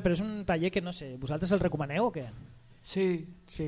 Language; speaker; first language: Catalan; native; Catalan